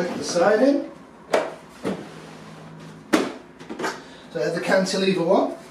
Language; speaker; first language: English; native; English